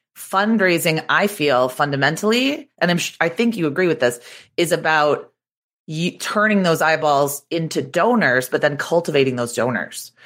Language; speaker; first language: English; native; English